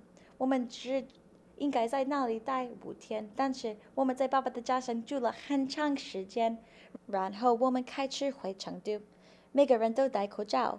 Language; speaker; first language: Chinese; non-native, learner; English